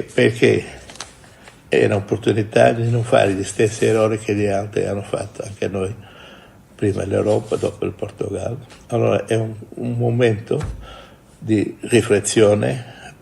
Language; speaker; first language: Italian; non-native, fluent; Portuguese